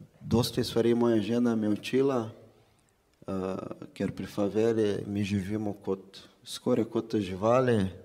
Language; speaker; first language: Slovenian; non-native, fluent; Portuguese